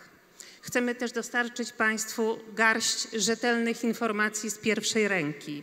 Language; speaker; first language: Polish; native; Polish